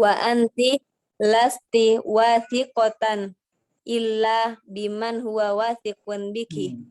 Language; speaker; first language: Arabic; non-native, learner; Indonesian